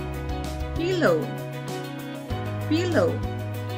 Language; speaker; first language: English; non-native, fluent; Indonesian